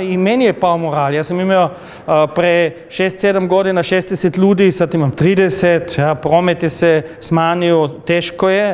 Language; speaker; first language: Serbian; non-native, fluent; German